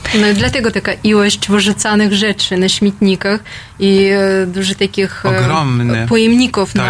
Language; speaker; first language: Polish; non-native, learner; Russian